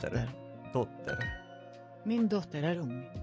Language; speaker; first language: Swedish; non-native, learner; English